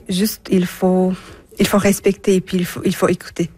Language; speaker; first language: French; non-native, fluent; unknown